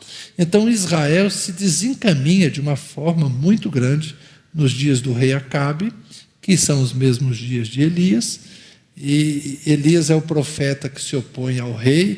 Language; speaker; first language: Portuguese; native; Portuguese